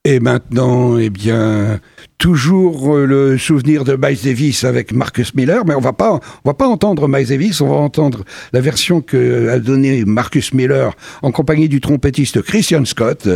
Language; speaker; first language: French; native; French